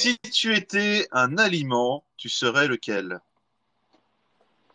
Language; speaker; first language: French; native; French